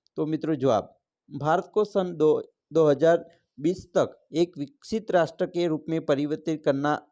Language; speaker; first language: Hindi; non-native, local second language; Gujarati